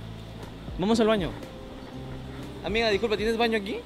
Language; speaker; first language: Spanish; native; Spanish